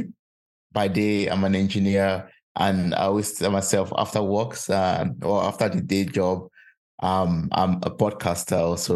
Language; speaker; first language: English; non-native, local second language; Yoruba